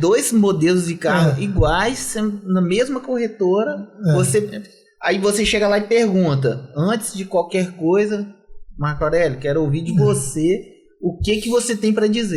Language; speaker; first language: Portuguese; native; Portuguese